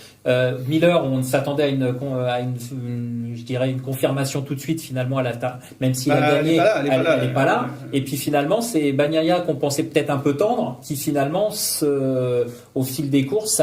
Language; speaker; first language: French; native; French